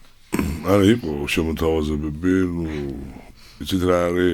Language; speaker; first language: Georgian; native; Georgian